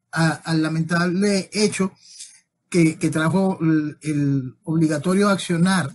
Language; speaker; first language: Spanish; native; Spanish